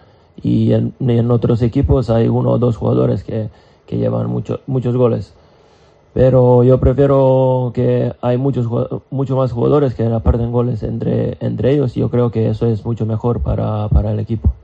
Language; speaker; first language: Spanish; non-native, fluent; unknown